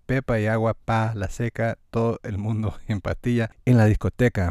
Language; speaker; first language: Spanish; non-native, fluent; English